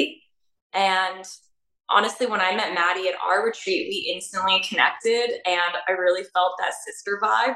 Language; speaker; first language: English; native; English